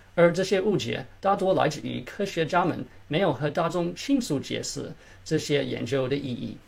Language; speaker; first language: Chinese; early bilingual, heritage; Chinese